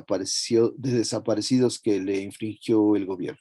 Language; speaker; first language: Spanish; native; Spanish